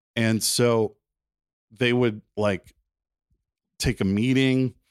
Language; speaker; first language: English; native; English